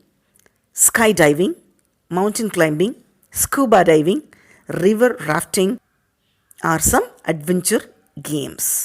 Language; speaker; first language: English; non-native, local second language; Tamil